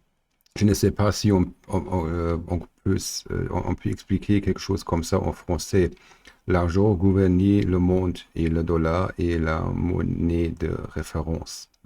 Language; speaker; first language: French; non-native, learner; German